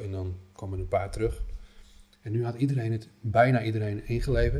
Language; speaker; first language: Dutch; native; Dutch